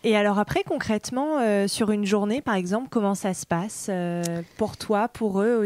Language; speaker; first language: French; native; French